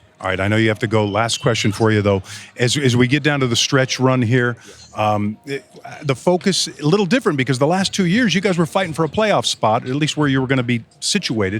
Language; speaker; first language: English; native; English